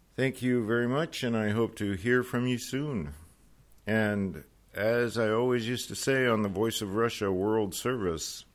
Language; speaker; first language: English; native; English